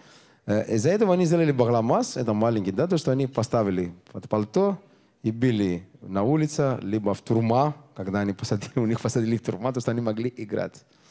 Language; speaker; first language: Russian; non-native, learner; Greek